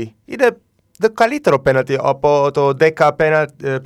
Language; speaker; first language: Greek; non-native, learner; Italian